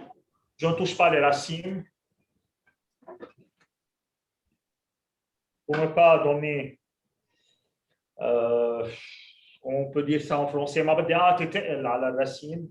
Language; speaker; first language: French; non-native, local second language; Arabic